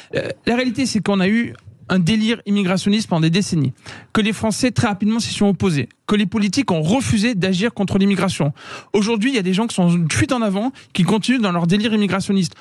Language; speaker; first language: French; native; French